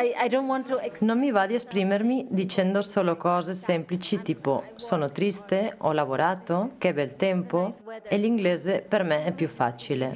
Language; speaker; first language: Italian; non-native, fluent; Polish